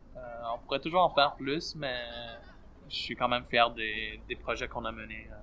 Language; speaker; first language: French; native; French